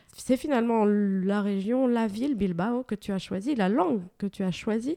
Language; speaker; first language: French; native; French